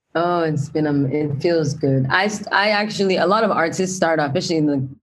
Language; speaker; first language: English; native; English